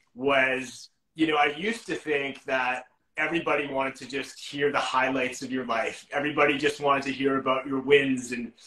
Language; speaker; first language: English; native; English